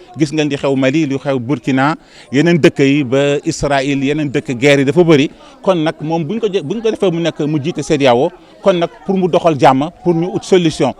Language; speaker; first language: Wolof; native; Wolof